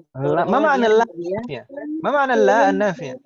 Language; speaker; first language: Arabic; non-native, fluent; Indonesian